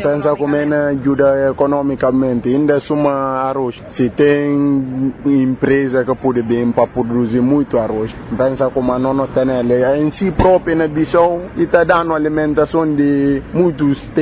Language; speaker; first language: Portuguese; non-native, learner; Upper Guinea Crioulo